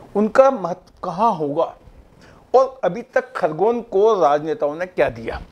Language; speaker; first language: Hindi; native; Hindi